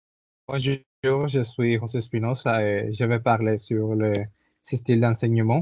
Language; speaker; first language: French; non-native, learner; Spanish